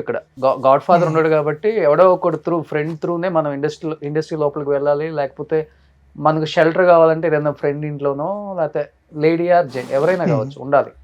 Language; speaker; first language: Telugu; native; Telugu